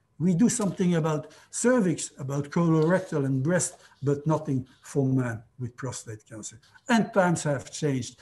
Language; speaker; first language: English; non-native, fluent; Dutch